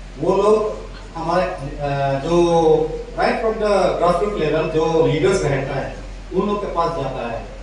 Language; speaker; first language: Hindi; non-native, local second language; Bangla